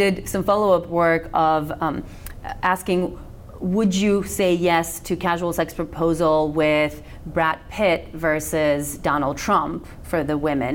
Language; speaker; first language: English; non-native, fluent; Macedonian